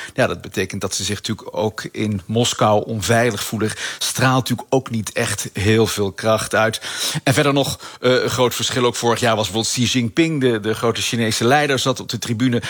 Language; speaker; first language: Dutch; native; Dutch